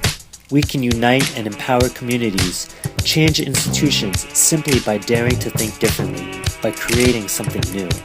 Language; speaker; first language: English; early bilingual, other home language; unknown